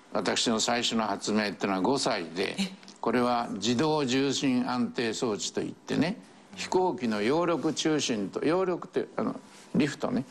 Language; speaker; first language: Japanese; native; Japanese